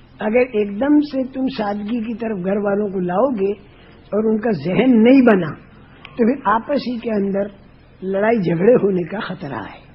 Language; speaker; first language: Urdu; non-native, local second language; Gujarati